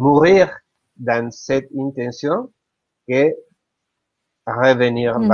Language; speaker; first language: French; non-native, fluent; Spanish